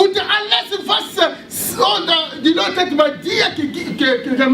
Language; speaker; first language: German; non-native, learner; French